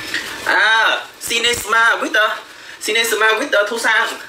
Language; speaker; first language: English; non-native, learner; Vietnamese